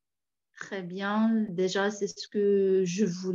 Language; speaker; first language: French; non-native, fluent; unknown